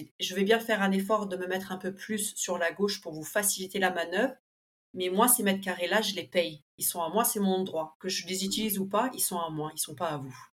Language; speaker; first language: French; early bilingual, other home language; Spanish